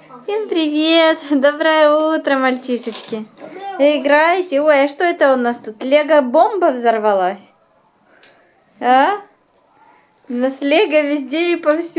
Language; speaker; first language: Russian; native; Russian